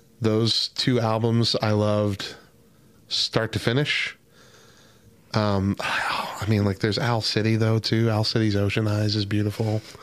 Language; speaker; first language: English; native; English